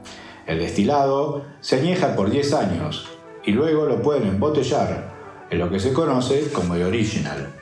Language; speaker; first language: Spanish; native; Spanish